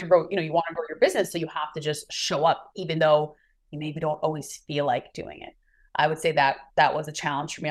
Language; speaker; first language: English; native; English